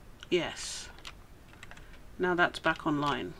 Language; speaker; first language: English; native; English